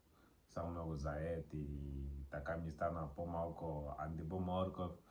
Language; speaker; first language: Bulgarian; non-native, learner; Portuguese